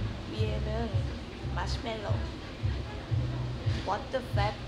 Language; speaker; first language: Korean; non-native, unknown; Thai